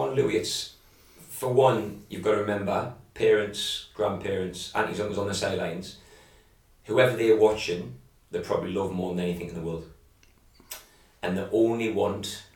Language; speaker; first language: English; native; English